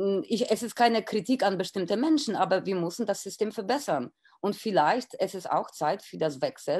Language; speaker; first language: German; non-native, fluent; Polish